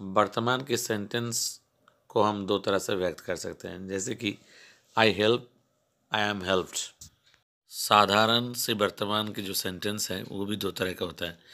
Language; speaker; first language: Hindi; non-native, local second language; Bangla